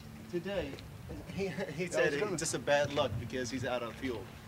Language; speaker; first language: English; non-native, fluent; Arabic